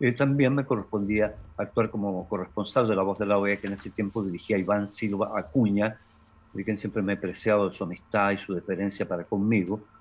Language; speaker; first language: Spanish; native; Spanish